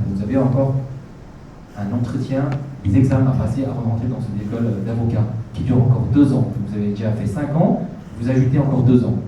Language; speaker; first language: French; native; French